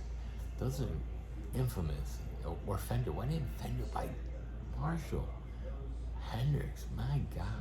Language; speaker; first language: English; native; English